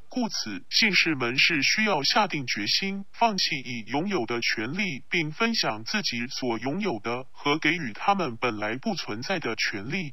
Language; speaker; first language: Chinese; non-native, local second language; Cantonese